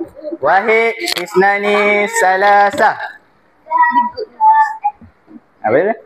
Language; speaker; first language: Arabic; non-native, learner; Malay